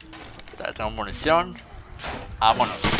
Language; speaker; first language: Spanish; native; Spanish